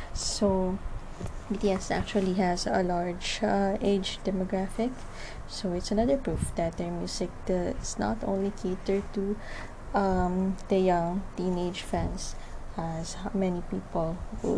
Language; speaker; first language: English; non-native, local second language; Filipino